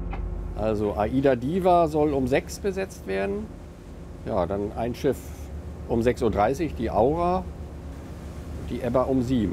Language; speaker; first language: German; native; German